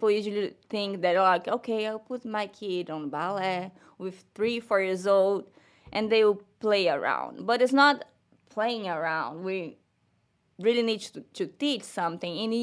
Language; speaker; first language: English; non-native, learner; Portuguese